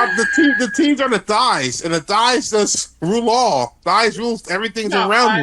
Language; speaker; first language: English; native; English